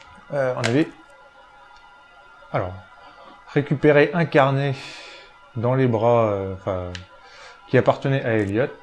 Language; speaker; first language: French; native; French